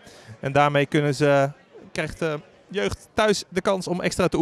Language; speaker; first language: Dutch; native; Dutch